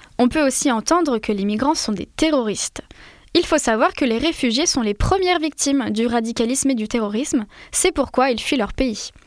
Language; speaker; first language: French; native; French